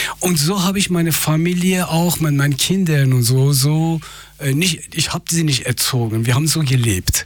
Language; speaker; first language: German; non-native, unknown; Persian